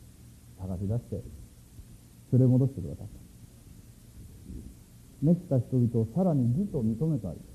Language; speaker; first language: Japanese; native; Japanese